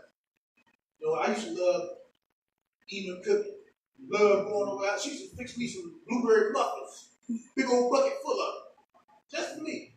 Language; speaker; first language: English; native; English